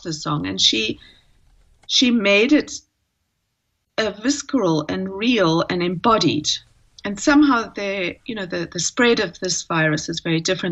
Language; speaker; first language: English; native; English